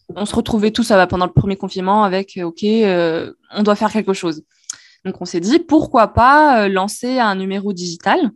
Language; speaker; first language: French; non-native, local second language; Arabic